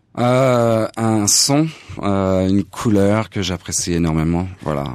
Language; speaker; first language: French; native; French